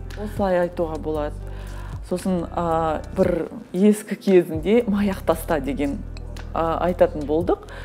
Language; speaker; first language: Kazakh; non-native, local second language; Russian